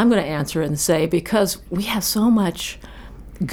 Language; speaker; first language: English; native; English